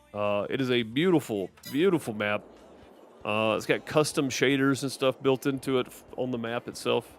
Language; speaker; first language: English; native; English